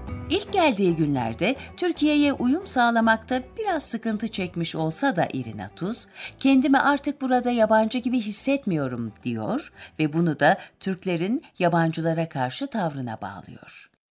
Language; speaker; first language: Turkish; native; Turkish